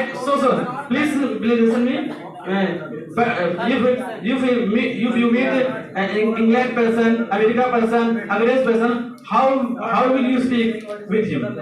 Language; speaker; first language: English; non-native, learner; Urdu